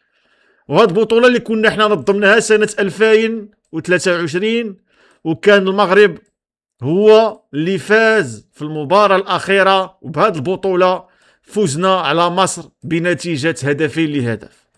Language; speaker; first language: Arabic; native; Arabic